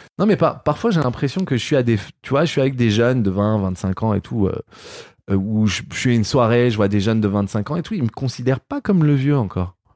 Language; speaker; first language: French; native; French